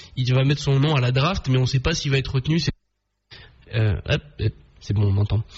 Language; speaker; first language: French; native; French